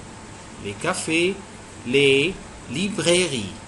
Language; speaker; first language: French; non-native, fluent; Arabic